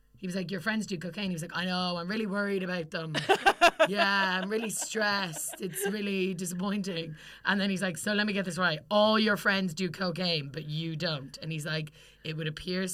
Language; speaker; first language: English; native; English